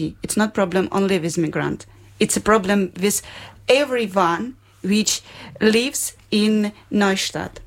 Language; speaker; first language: English; non-native, learner; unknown